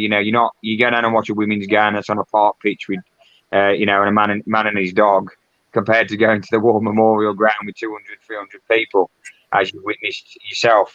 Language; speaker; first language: English; native; English